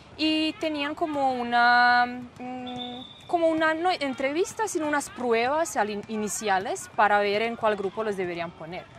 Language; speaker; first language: Spanish; non-native, fluent; Serbian